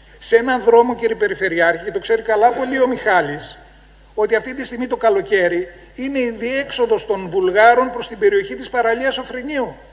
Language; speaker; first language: Greek; native; Greek